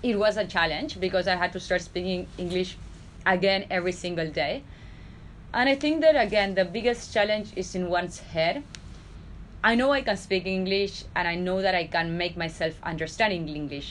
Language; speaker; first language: English; non-native, fluent; Spanish